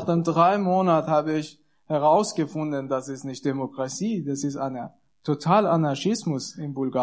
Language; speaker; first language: German; non-native, learner; Persian